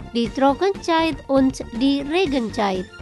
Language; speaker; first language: German; non-native, fluent; Indonesian